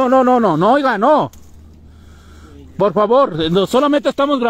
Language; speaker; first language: Spanish; native; Spanish